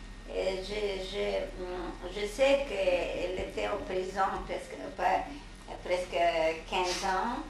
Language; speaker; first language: French; non-native, fluent; Hungarian